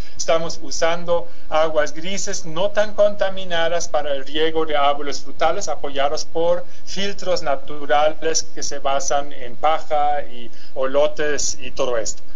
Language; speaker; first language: Spanish; non-native, fluent; German